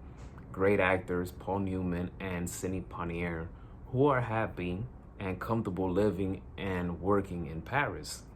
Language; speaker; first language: English; native; English